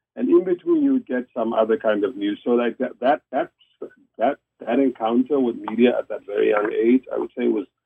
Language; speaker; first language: English; non-native, local second language; Afrikaans